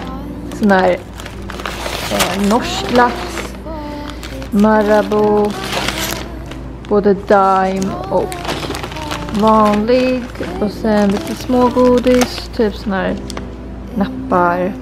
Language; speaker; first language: Swedish; native; Swedish